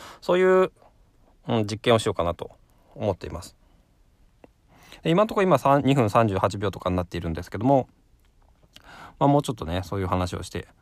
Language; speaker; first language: Japanese; native; Japanese